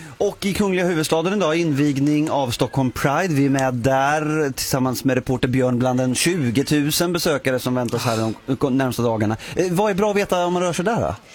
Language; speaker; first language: Swedish; native; Swedish